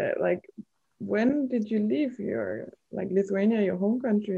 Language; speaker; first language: English; non-native, fluent; Danish